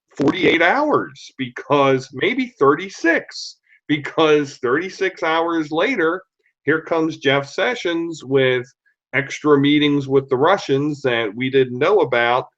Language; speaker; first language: English; native; English